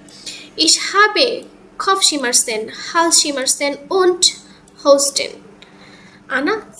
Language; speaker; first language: German; non-native, learner; Bangla